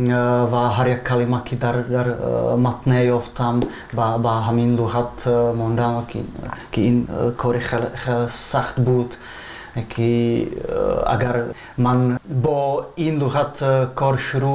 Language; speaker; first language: Persian; non-native, fluent; Slovak